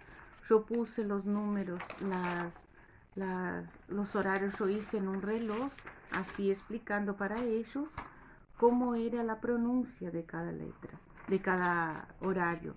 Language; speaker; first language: Spanish; non-native, fluent; Portuguese